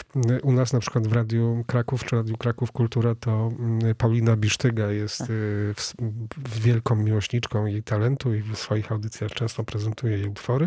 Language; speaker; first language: Polish; native; Polish